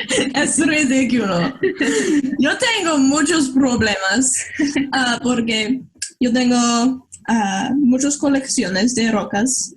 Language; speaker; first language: Spanish; non-native, learner; English